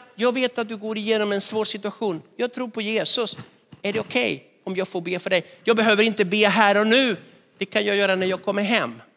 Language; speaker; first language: Swedish; non-native, fluent; Spanish